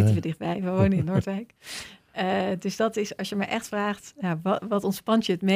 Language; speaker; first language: Dutch; native; Dutch